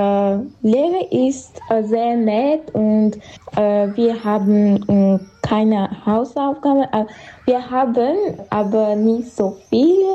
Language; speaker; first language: German; non-native, learner; Armenian